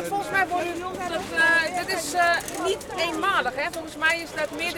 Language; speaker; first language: Dutch; native; Dutch